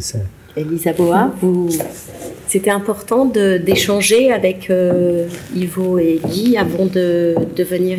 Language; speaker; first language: French; native; French